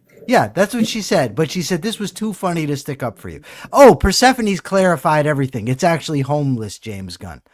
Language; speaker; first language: English; native; English